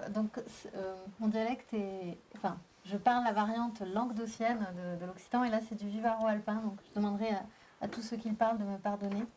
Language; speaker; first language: French; native; French